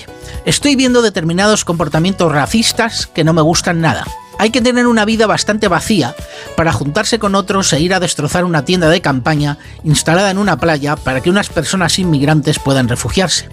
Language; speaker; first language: Spanish; native; Spanish